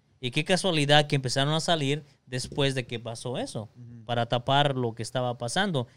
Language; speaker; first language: Spanish; early bilingual, other home language; English